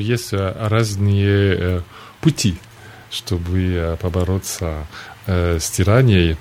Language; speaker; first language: Russian; non-native, fluent; French